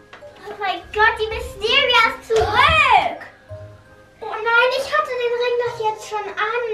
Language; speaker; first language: German; native; German